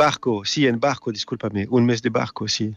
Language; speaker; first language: Spanish; non-native, fluent; French